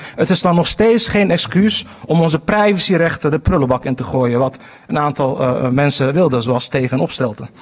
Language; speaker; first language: Dutch; early bilingual, other home language; Turkish